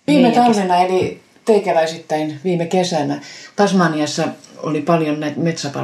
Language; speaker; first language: Finnish; native; Finnish